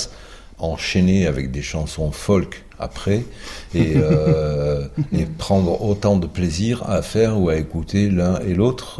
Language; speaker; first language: French; native; French